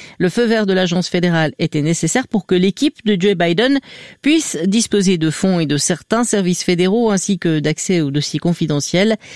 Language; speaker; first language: French; native; French